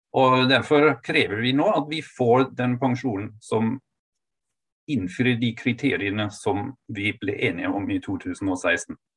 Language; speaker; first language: Norwegian; non-native, fluent; German